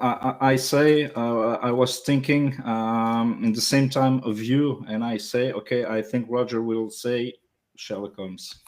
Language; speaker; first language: English; non-native, learner; French